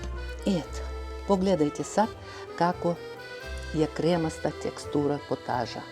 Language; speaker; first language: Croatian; non-native, fluent; Russian